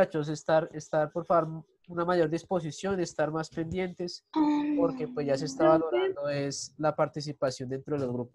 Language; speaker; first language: Spanish; native; Spanish